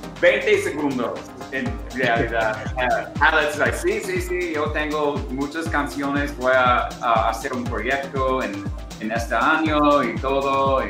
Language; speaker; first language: Spanish; non-native, learner; English